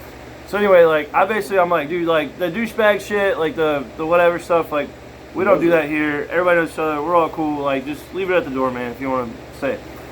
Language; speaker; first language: English; native; English